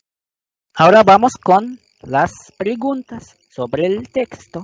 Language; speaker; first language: Spanish; non-native, fluent; Arabic